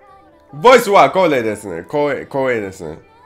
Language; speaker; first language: Japanese; non-native, learner; English